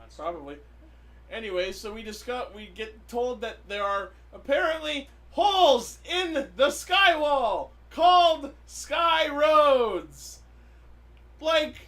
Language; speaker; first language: English; native; English